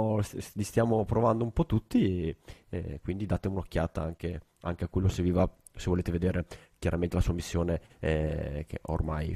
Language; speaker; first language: Italian; native; Italian